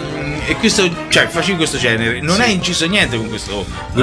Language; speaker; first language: Italian; native; Italian